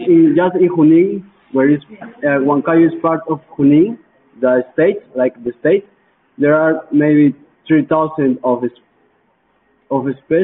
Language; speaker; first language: English; non-native, learner; Spanish